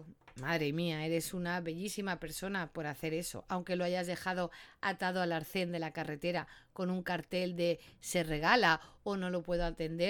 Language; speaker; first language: Spanish; native; Spanish